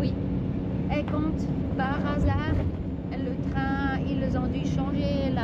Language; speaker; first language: French; non-native, local second language; German